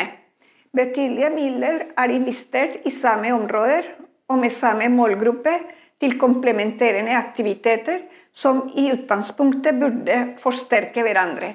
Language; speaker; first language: Norwegian; non-native, fluent; Spanish